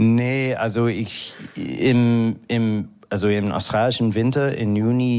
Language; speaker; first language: German; non-native, fluent; English